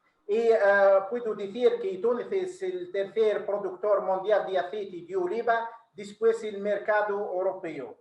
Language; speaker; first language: Spanish; non-native, fluent; Arabic